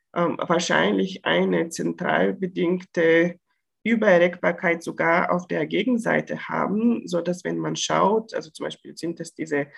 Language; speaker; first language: German; non-native, fluent; Bulgarian